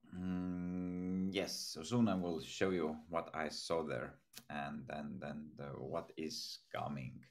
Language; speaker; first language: English; non-native, fluent; Estonian